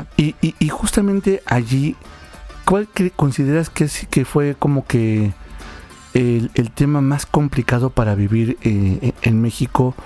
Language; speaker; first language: Spanish; native; Spanish